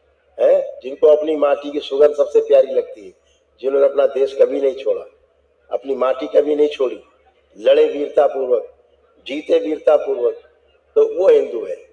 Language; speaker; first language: Hindi; native; Hindi